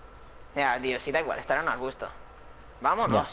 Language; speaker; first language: Spanish; native; Spanish